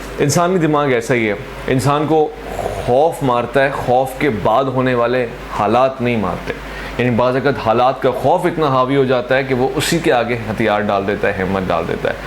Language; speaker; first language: Urdu; non-native, local second language; Sindhi